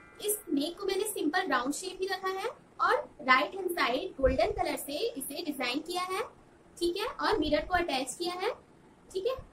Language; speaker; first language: Hindi; non-native, local second language; Bangla